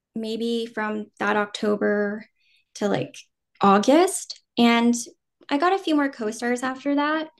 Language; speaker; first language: English; early bilingual, other home language; Vietnamese